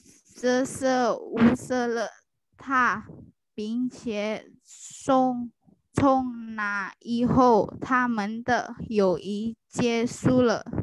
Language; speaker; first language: Chinese; non-native, learner; Indonesian